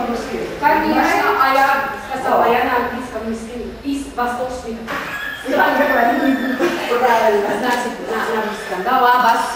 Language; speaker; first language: Russian; non-native, fluent; Slovak